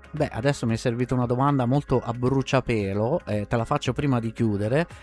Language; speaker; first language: Italian; native; Italian